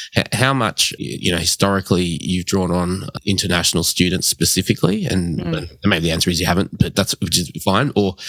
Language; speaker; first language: English; early bilingual, other home language; Hindi